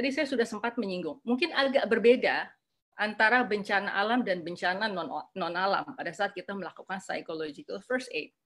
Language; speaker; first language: Indonesian; native; Indonesian